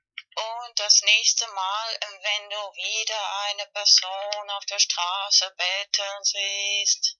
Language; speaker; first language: German; non-native, fluent; Spanish